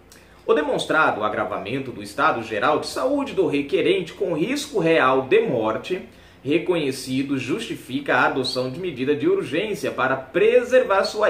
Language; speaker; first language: Portuguese; native; Portuguese